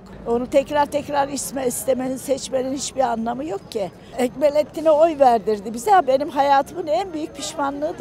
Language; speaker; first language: Turkish; native; Turkish